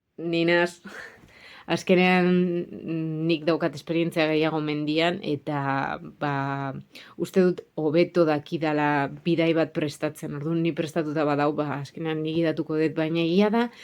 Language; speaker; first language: Basque; native; Basque